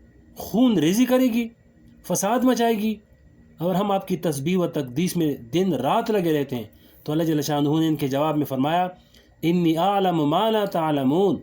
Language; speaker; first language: Urdu; native; Urdu